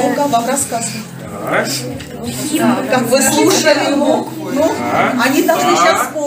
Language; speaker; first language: Russian; native; Russian